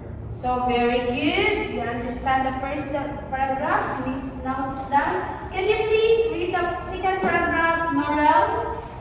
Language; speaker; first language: English; non-native, local second language; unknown